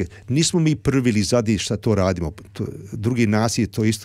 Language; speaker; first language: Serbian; early bilingual, heritage; Croatian